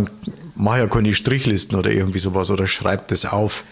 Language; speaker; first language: German; native; German